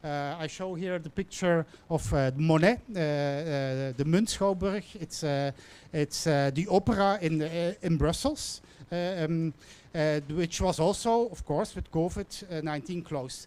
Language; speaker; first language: English; non-native, fluent; Dutch